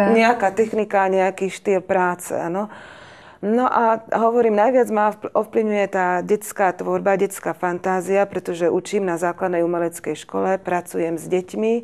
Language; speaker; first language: Slovak; native; Slovak